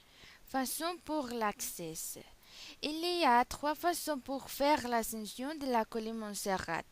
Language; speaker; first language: French; non-native, learner; Spanish